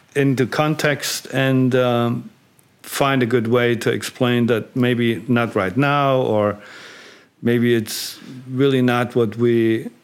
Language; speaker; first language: English; non-native, fluent; German